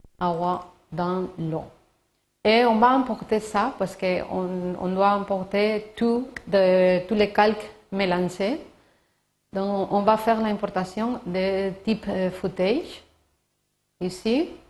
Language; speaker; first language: French; non-native, learner; Spanish